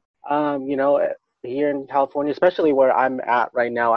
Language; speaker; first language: English; non-native, local second language; Filipino